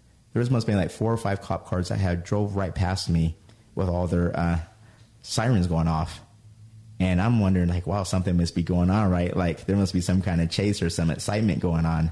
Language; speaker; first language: English; native; English